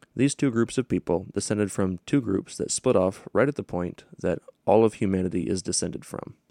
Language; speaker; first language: English; native; English